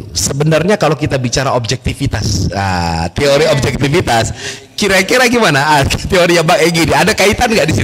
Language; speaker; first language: Indonesian; native; Indonesian